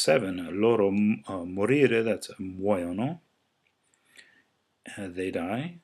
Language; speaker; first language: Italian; non-native, fluent; English